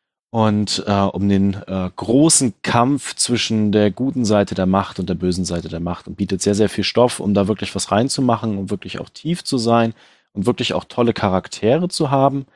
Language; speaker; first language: German; native; German